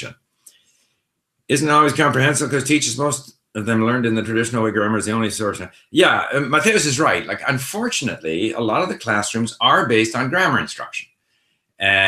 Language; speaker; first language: English; non-native, fluent; Swedish